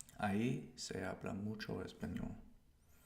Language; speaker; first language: Spanish; non-native, learner; English